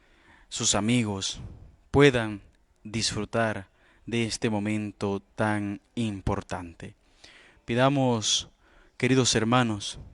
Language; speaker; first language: Spanish; native; Spanish